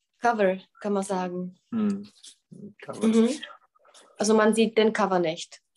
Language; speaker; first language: German; non-native, fluent; Czech